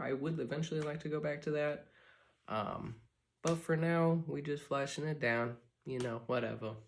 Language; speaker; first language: English; native; English